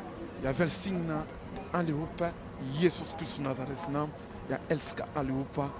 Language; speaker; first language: Swedish; non-native, learner; Lingala